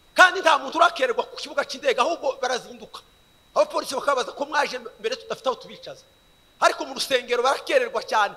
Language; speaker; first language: Kinyarwanda; early bilingual, heritage; Kinyarwanda